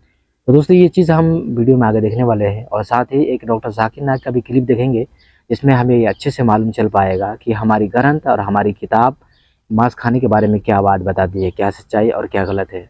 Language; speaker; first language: Hindi; native; Hindi